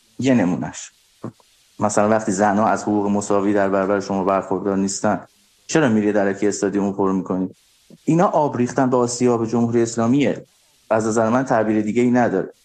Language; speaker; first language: Persian; native; Persian